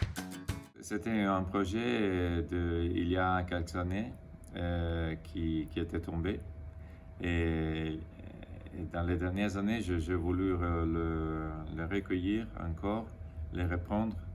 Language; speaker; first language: French; non-native, fluent; Italian